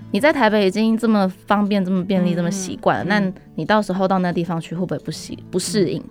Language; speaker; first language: Chinese; native; Chinese